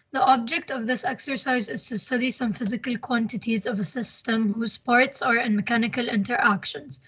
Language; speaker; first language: English; non-native, local second language; Arabic